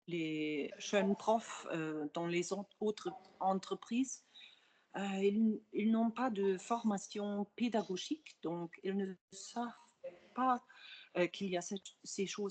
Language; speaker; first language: French; non-native, fluent; German